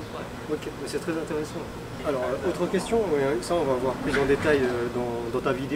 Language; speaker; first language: French; early bilingual, other home language; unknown